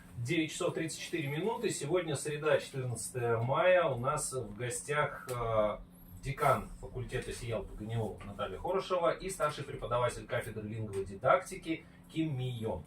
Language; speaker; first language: Russian; native; Russian